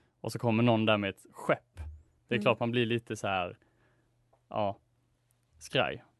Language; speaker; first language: Swedish; native; Swedish